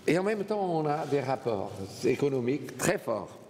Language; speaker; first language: French; non-native, fluent; Portuguese